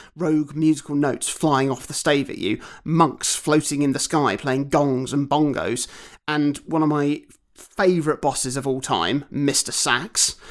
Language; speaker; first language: English; native; English